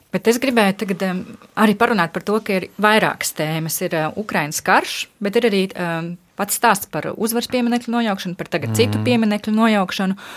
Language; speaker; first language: Latvian; native; Latvian